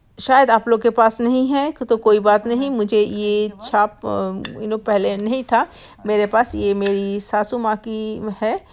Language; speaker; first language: Hindi; non-native, local second language; Bangla